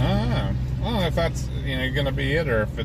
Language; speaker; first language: English; native; English